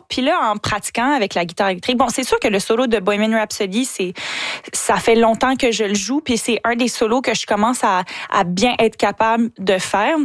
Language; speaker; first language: French; native; French